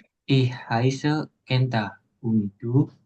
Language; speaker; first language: German; non-native, learner; Indonesian